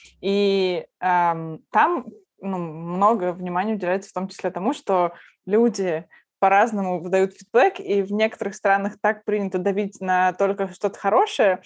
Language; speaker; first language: Russian; non-native, fluent; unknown